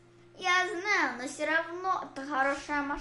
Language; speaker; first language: Russian; early bilingual, heritage; Russian